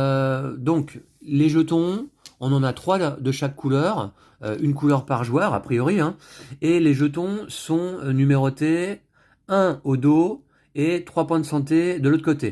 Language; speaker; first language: French; native; French